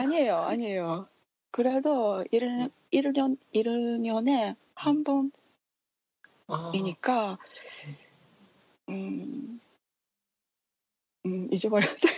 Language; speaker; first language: Korean; non-native, learner; Japanese